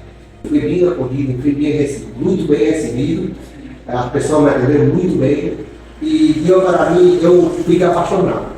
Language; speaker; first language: Portuguese; non-native, fluent; Spanish